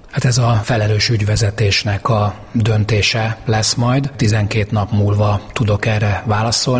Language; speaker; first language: Hungarian; native; Hungarian